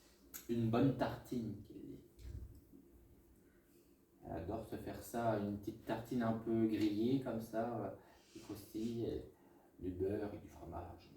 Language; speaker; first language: French; native; French